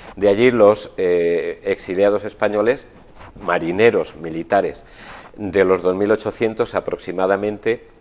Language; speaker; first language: Spanish; native; Spanish